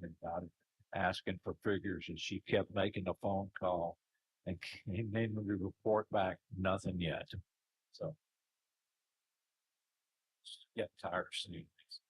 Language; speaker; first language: English; native; English